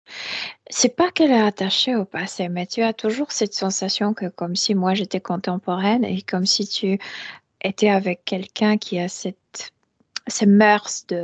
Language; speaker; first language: French; non-native, fluent; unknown